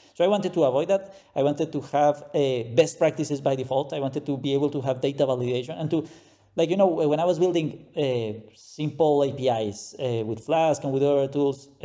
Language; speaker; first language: English; non-native, fluent; Spanish